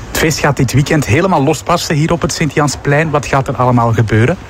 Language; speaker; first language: Dutch; native; Dutch